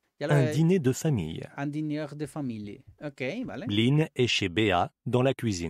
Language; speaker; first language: French; non-native, learner; Spanish